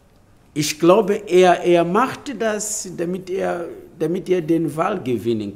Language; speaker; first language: German; non-native, learner; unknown